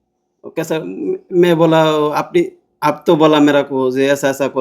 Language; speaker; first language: Hindi; non-native, learner; Bangla